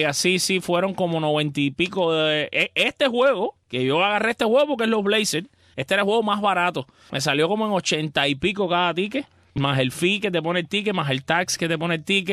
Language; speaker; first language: Spanish; native; Spanish